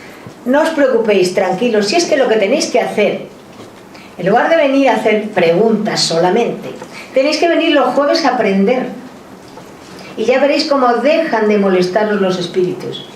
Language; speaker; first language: Spanish; native; Spanish